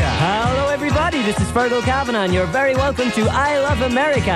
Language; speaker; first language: English; native; English